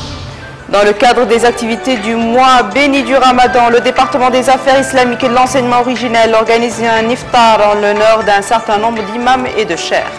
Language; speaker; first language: French; non-native, local second language; Arabic